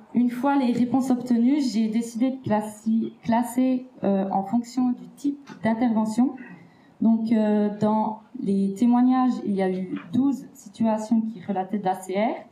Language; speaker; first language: French; native; French